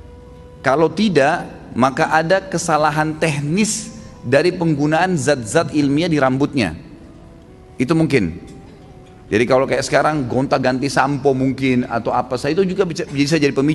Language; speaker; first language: Indonesian; native; Indonesian